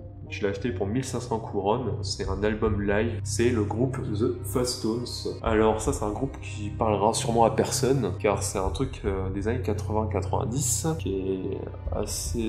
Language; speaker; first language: French; native; French